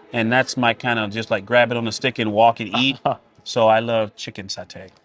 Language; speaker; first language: English; native; English